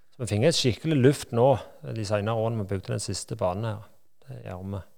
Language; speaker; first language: Norwegian; native; Norwegian